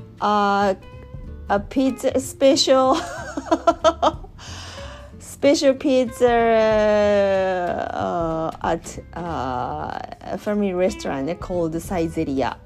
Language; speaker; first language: English; non-native, learner; Japanese